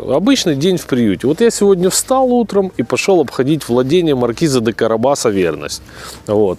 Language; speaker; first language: Russian; native; Russian